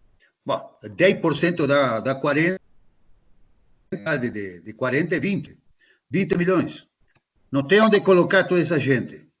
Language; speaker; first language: Portuguese; non-native, fluent; Spanish